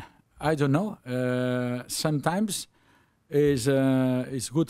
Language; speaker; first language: English; non-native, learner; Spanish